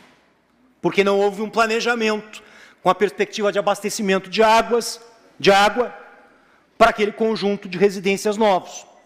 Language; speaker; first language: Portuguese; native; Portuguese